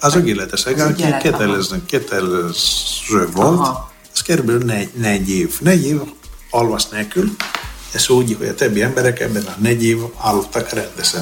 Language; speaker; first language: Hungarian; non-native, fluent; Greek